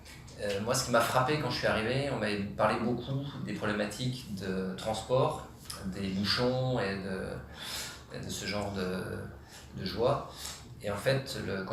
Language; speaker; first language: French; native; French